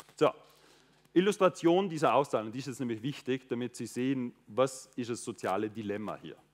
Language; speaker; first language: German; native; German